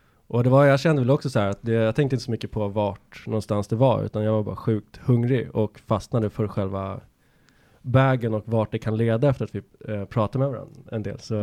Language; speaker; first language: Swedish; native; Swedish